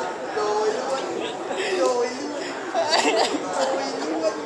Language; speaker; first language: Vietnamese; native; Vietnamese